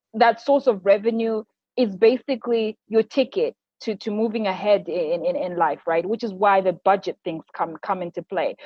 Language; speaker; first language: English; non-native, local second language; Shona